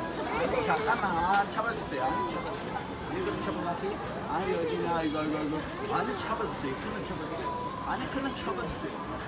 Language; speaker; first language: Korean; non-native, learner; Turkish